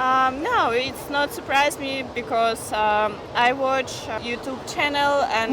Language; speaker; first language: English; non-native, learner; Russian